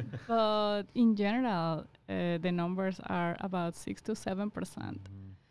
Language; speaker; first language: English; non-native, fluent; Spanish